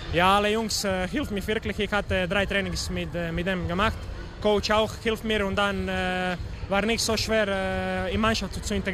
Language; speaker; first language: German; non-native, learner; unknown